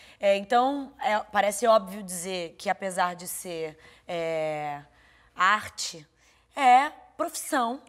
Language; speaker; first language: Portuguese; native; Portuguese